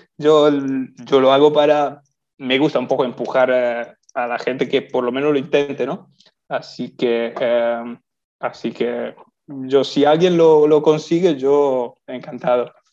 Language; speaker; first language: Spanish; non-native, fluent; Italian